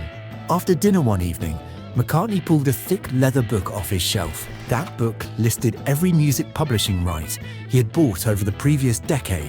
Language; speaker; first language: English; native; English